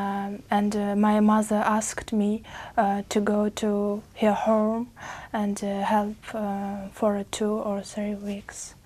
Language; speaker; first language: English; non-native, learner; Uzbek